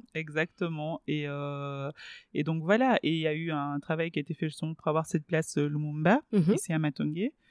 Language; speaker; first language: French; non-native, fluent; Swahili